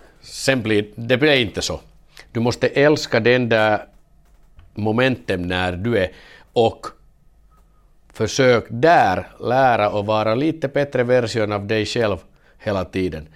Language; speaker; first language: Swedish; non-native, learner; Finnish